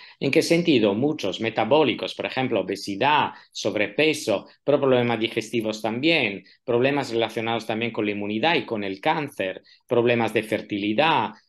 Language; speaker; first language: Spanish; non-native, fluent; Italian